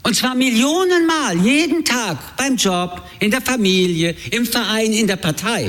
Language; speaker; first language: German; early bilingual, other home language; French